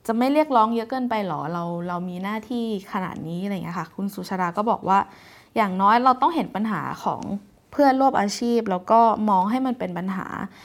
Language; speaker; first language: Thai; native; Thai